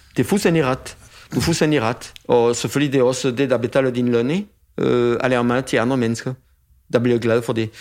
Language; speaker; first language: Danish; non-native, fluent; French